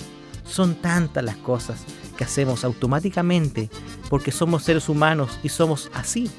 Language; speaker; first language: Spanish; native; Spanish